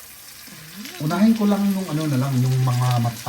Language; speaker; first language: Filipino; native; Filipino